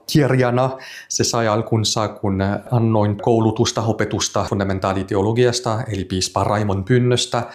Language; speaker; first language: Finnish; non-native, fluent; French